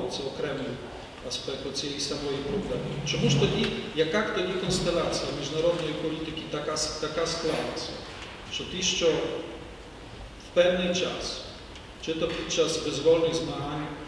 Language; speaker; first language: Ukrainian; native; Ukrainian